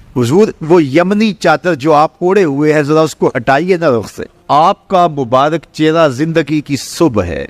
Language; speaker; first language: Urdu; non-native, local second language; Punjabi